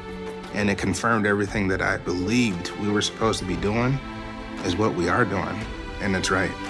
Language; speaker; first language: English; early bilingual, other home language; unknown